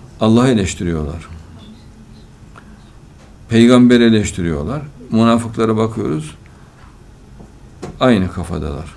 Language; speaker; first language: Turkish; native; Turkish